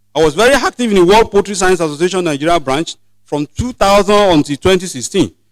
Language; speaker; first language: English; non-native, local second language; Yoruba